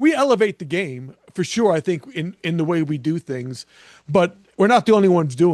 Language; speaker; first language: English; native; English